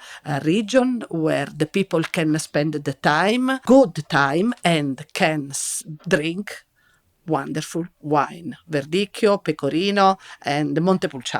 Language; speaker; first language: English; non-native, learner; Italian